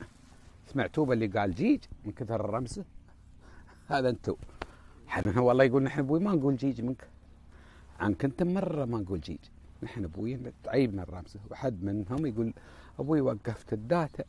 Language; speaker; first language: Arabic; native; Arabic